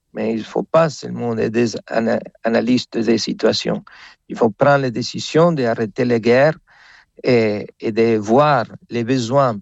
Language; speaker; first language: French; non-native, fluent; Spanish